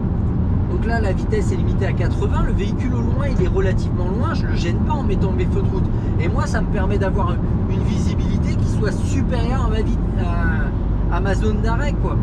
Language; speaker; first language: French; native; French